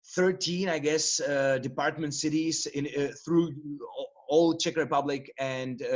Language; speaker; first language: English; non-native, fluent; Czech